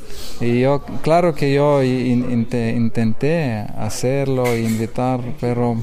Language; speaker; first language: Spanish; non-native, learner; Lithuanian